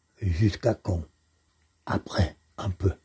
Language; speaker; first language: French; non-native, learner; English